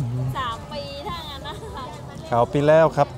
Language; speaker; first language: Thai; non-native, learner; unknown